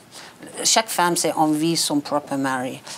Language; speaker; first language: French; non-native, learner; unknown